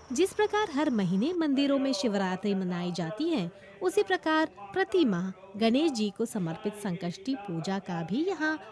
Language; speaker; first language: Hindi; non-native, local second language; Morisyen